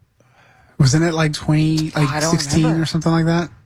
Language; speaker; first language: English; native; English